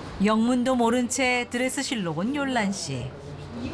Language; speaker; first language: Korean; native; Korean